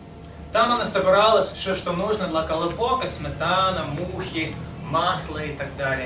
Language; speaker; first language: Russian; non-native, fluent; English